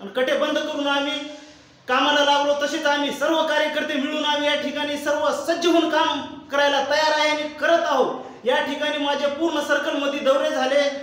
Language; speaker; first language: Marathi; non-native, local second language; Lambadi